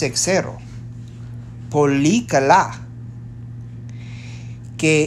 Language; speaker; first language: Greek; non-native, learner; English